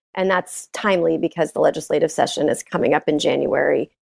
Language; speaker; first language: English; native; English